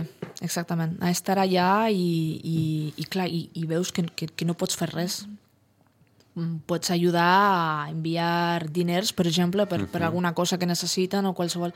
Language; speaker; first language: Catalan; non-native, fluent; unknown